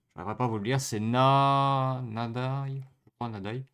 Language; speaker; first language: French; native; French